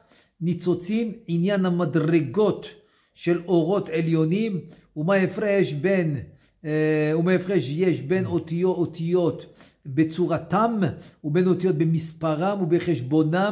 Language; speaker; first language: Hebrew; non-native, fluent; French